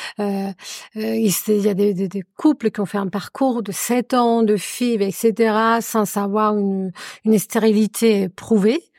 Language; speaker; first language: French; non-native, fluent; Spanish